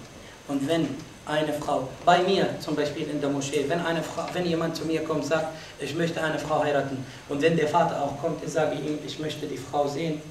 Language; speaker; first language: German; non-native, fluent; Arabic